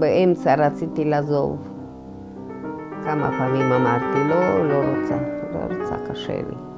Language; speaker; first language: Hebrew; non-native, fluent; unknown